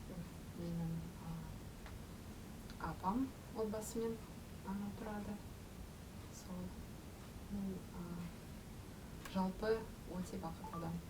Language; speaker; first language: Kazakh; non-native, local second language; Russian